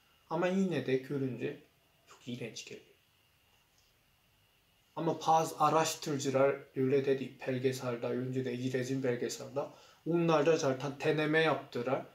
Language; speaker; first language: Turkish; non-native, learner; Korean